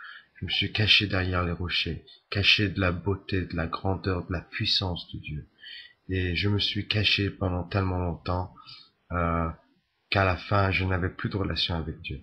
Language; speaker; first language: French; native; French